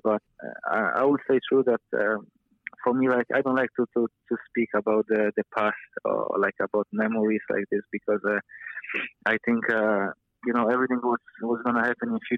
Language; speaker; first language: English; non-native, fluent; Polish